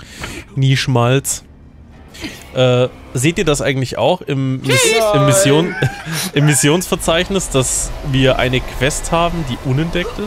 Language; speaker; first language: German; native; German